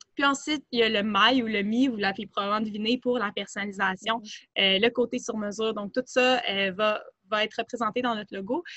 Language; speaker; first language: French; native; French